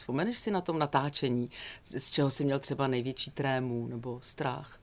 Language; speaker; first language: Czech; native; Czech